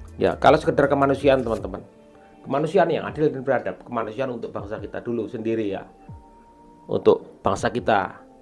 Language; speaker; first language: Indonesian; native; Indonesian